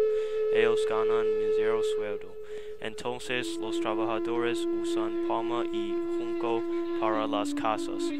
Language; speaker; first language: Spanish; non-native, learner; English